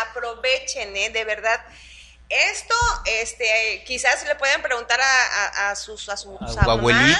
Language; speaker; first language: Spanish; native; Spanish